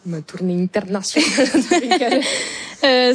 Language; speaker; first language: Portuguese; non-native, fluent; French